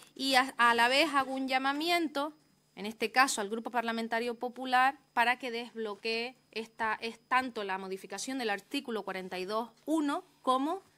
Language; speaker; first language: Spanish; native; Spanish